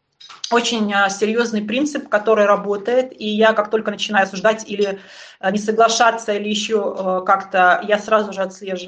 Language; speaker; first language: Russian; native; Russian